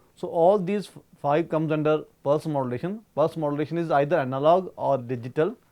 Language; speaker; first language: English; non-native, local second language; Punjabi